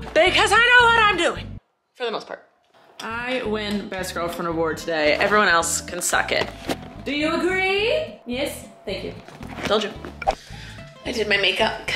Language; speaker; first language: English; native; English